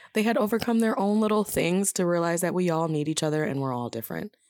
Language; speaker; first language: English; native; English